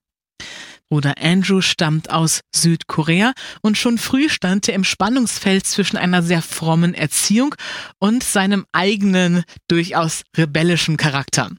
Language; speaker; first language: German; native; German